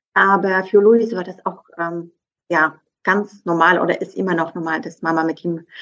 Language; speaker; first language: German; non-native, fluent; Polish